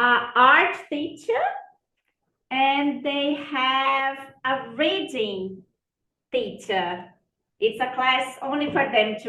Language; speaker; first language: English; non-native, fluent; Portuguese